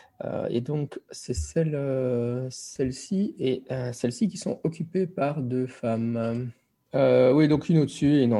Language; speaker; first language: French; native; French